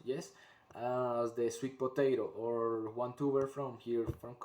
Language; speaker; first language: English; non-native, learner; Spanish